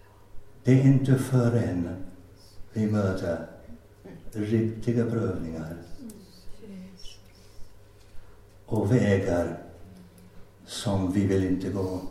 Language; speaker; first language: Swedish; non-native, fluent; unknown